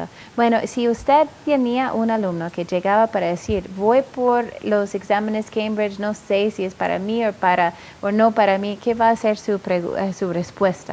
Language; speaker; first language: Spanish; non-native, fluent; English